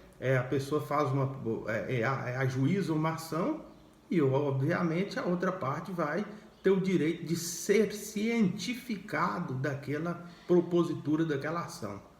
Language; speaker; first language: Portuguese; native; Portuguese